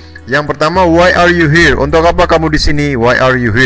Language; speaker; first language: English; non-native, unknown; Indonesian